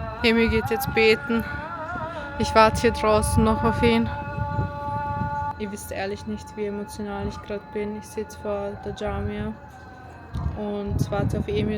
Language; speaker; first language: German; early bilingual, other home language; Bosnian